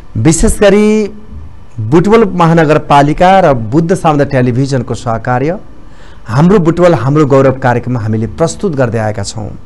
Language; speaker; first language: Nepali; native; Nepali